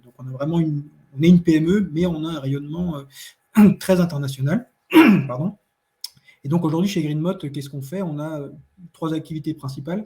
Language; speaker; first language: French; native; French